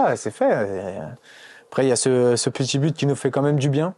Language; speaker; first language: French; native; French